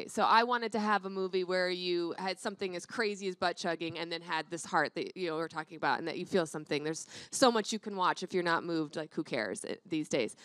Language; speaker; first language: English; native; English